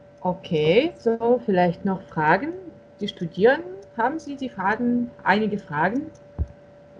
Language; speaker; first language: German; non-native, fluent; Russian